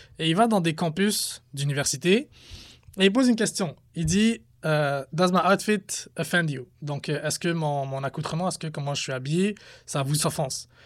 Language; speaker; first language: French; early bilingual, other home language; Arabic